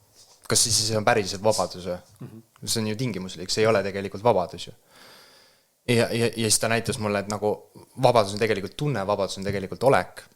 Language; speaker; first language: Estonian; native; Estonian